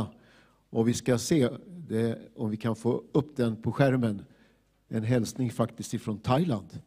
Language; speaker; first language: Swedish; native; Swedish